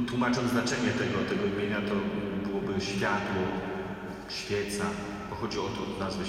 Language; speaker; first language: Polish; native; Polish